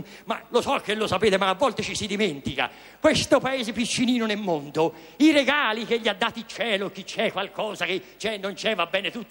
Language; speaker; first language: Italian; native; Italian